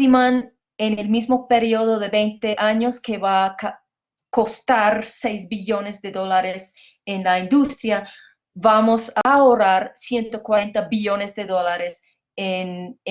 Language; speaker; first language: Spanish; non-native, fluent; English